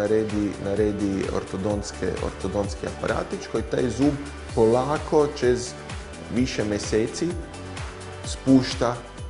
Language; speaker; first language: Slovenian; non-native, learner; Croatian